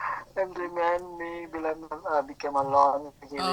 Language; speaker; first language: English; non-native, learner; Indonesian